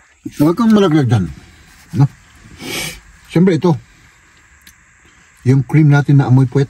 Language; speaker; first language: Filipino; non-native, local second language; Iloko